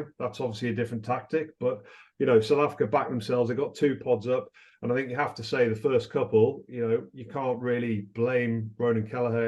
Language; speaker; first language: English; native; English